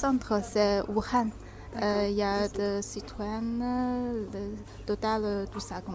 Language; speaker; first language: French; non-native, learner; Chinese